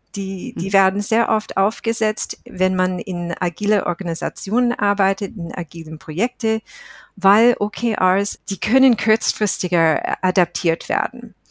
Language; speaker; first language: German; non-native, fluent; English